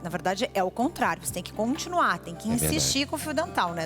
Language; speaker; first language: Portuguese; native; Portuguese